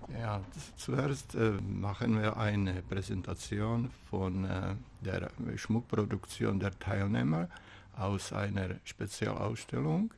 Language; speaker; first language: German; non-native, fluent; Czech